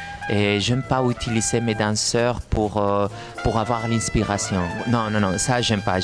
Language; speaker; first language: French; non-native, fluent; Spanish